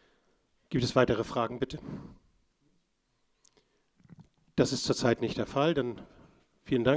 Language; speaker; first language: German; native; German